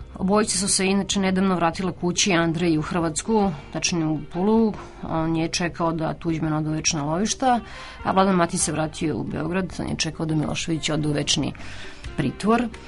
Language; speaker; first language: Serbian; native; Serbian